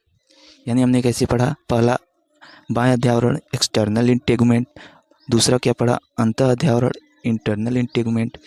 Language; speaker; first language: Hindi; native; Hindi